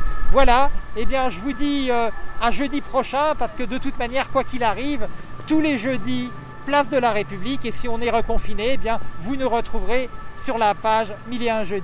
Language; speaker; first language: French; native; French